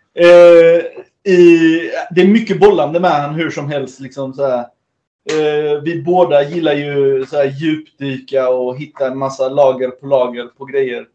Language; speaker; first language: Swedish; early bilingual, other home language; Spanish